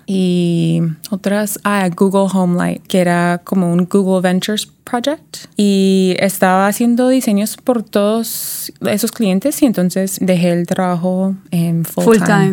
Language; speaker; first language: Spanish; early bilingual, heritage; Spanish